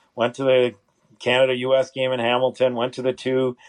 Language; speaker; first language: English; native; English